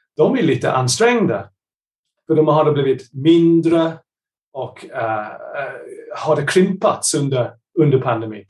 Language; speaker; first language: Swedish; non-native, fluent; English